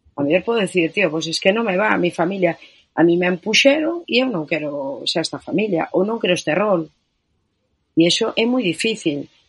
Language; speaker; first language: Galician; non-native, local second language; Spanish